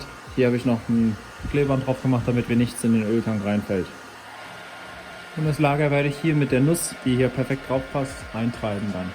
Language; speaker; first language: German; native; German